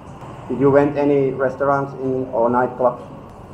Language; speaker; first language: English; non-native, learner; Finnish